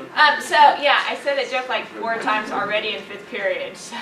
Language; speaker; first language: English; native; English